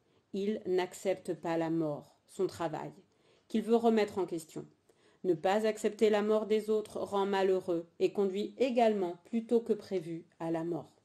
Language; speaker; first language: French; native; French